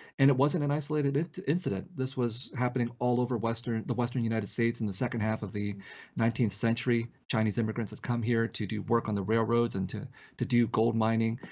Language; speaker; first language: English; early bilingual, other home language; Vietnamese